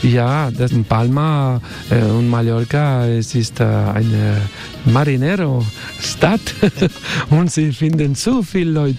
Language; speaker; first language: German; non-native, learner; Spanish